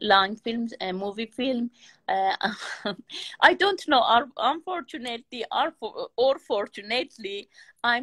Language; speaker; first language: English; non-native, learner; Persian